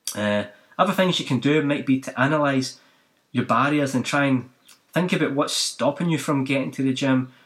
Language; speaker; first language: English; native; English